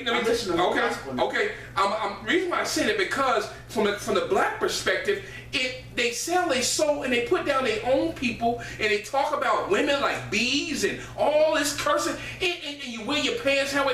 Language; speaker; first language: English; native; English